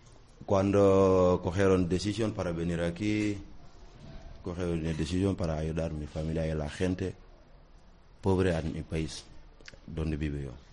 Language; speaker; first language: Spanish; non-native, learner; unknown